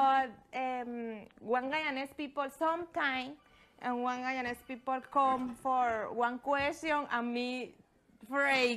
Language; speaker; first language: English; non-native, learner; Spanish